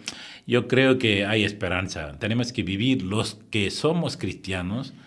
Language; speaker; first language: Spanish; non-native, fluent; Tamil